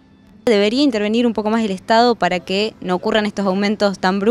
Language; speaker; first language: Spanish; native; Spanish